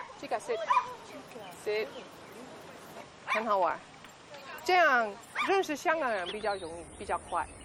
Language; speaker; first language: Chinese; non-native, learner; German